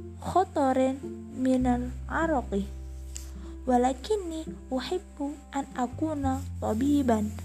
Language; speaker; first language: Arabic; non-native, learner; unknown